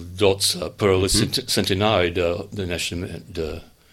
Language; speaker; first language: Catalan; non-native, learner; English